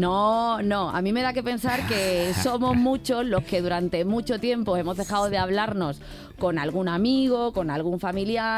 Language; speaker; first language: Spanish; native; Spanish